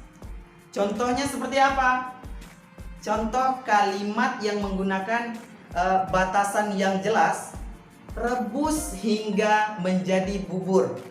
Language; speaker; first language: Indonesian; native; Indonesian